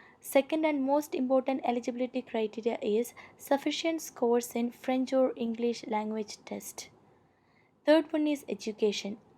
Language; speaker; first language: English; non-native, local second language; Malayalam